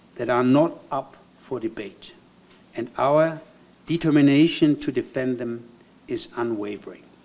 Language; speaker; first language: English; non-native, fluent; German